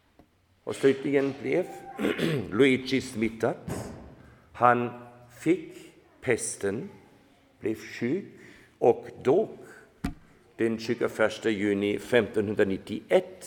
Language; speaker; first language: Swedish; non-native, fluent; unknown